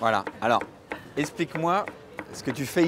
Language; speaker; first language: French; native; French